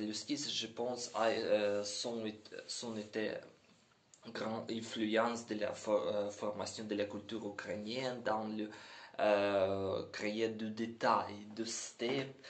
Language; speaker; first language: French; non-native, learner; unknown